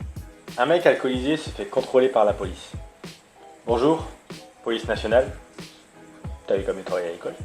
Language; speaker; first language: French; native; French